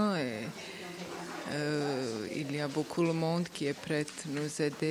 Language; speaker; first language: French; non-native, learner; Bosnian